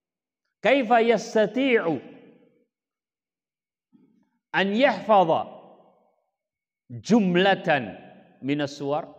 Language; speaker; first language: Arabic; non-native, fluent; Indonesian